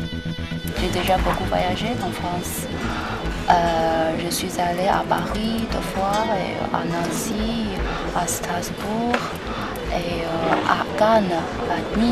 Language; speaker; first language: French; non-native, learner; Chinese